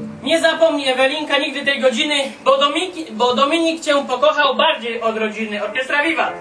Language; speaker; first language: Polish; native; Polish